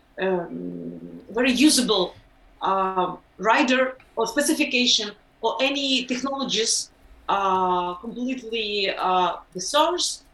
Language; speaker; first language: English; non-native, learner; Ukrainian